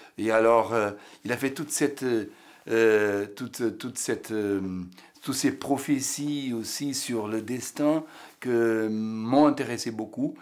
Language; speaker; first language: French; non-native, fluent; Portuguese